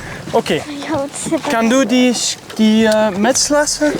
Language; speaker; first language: German; non-native, learner; Dutch